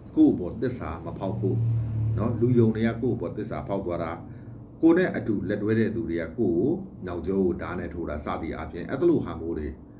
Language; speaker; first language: Burmese; native; Burmese